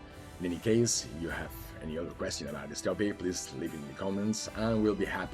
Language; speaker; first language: English; non-native, fluent; Spanish